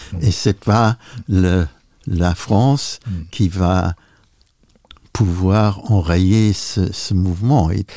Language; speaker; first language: French; non-native, local second language; Luxembourgish